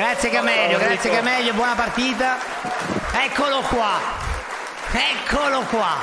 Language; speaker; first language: Italian; native; Italian